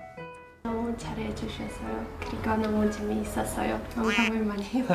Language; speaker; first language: Korean; non-native, fluent; Czech